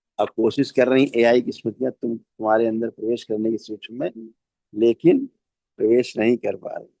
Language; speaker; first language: Hindi; native; Hindi